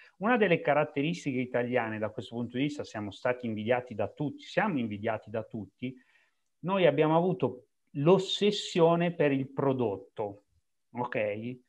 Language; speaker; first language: Italian; native; Italian